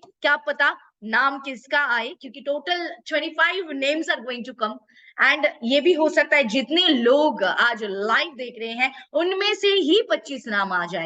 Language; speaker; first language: Hindi; native; Hindi